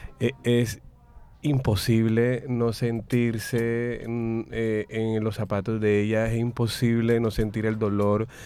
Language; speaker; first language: Spanish; native; Spanish